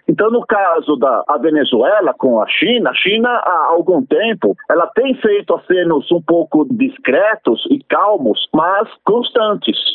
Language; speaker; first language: Portuguese; native; Portuguese